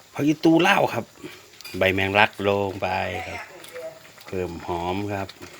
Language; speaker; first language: Thai; native; Thai